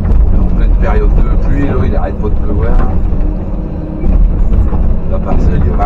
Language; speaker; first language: French; native; French